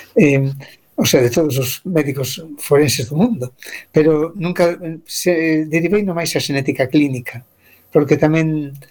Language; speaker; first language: Galician; native; Galician